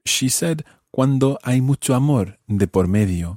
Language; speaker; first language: Spanish; non-native, fluent; English